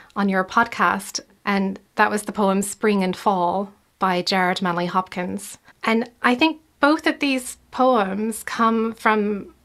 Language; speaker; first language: English; native; English